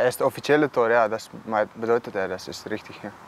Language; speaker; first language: German; non-native, learner; Dutch